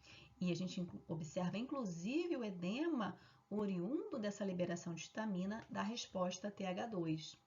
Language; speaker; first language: Portuguese; native; Portuguese